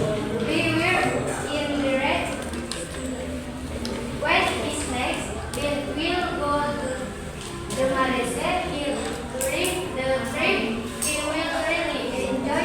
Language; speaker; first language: English; non-native, learner; Indonesian